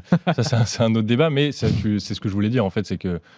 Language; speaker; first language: French; native; French